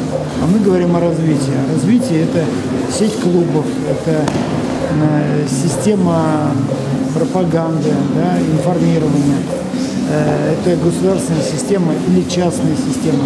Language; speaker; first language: Russian; native; Russian